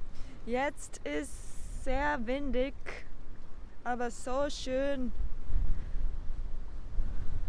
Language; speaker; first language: German; non-native, learner; Japanese